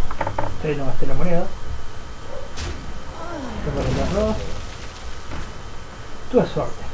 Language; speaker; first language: Spanish; native; Spanish